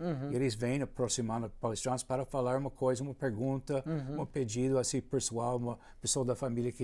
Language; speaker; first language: Portuguese; non-native, fluent; English